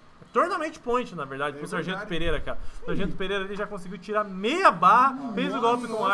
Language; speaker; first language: Portuguese; native; Portuguese